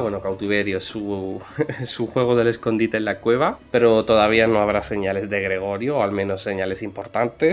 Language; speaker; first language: Spanish; native; Spanish